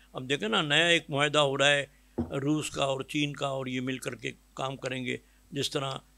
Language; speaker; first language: Urdu; native; Urdu